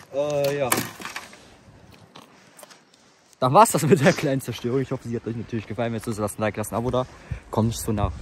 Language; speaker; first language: German; native; German